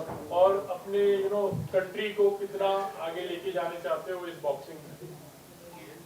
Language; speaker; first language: Hindi; native; Hindi